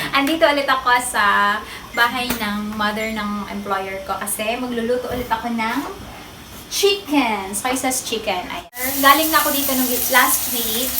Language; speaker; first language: Filipino; non-native, local second language; Hiligaynon